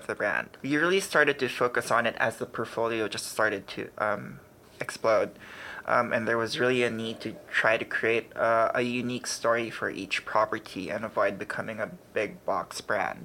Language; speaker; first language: English; non-native, local second language; Filipino